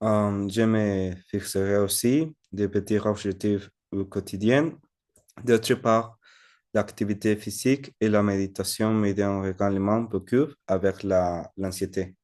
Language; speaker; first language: French; non-native, learner; Spanish